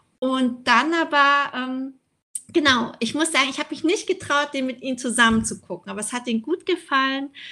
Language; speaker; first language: German; early bilingual, other home language; Vietnamese